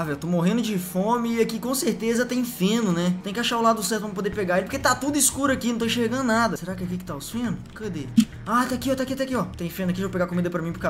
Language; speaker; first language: Portuguese; native; Portuguese